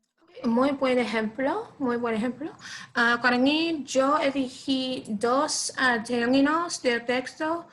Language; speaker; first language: Spanish; non-native, learner; English